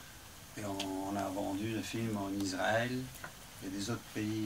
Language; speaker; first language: French; non-native, fluent; English